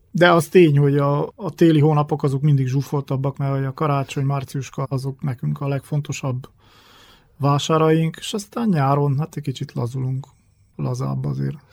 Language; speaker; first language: Hungarian; native; Hungarian